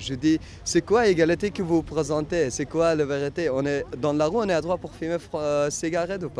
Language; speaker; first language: French; non-native, learner; Persian